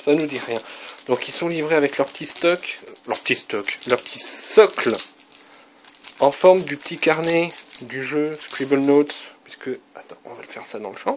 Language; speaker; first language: French; native; French